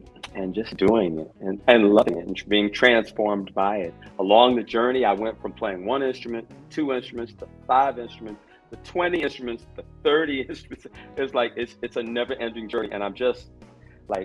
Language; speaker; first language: English; native; English